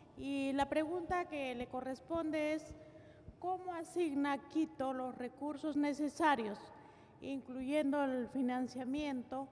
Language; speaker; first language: Spanish; native; Spanish